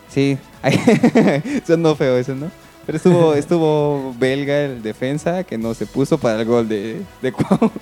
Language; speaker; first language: Spanish; native; Spanish